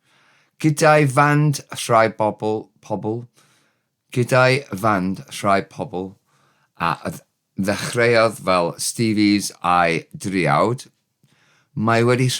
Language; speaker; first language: Welsh; non-native, learner; English